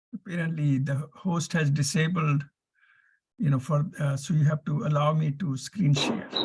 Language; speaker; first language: English; non-native, local second language; Punjabi